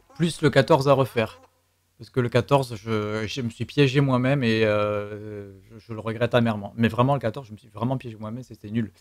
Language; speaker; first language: French; native; French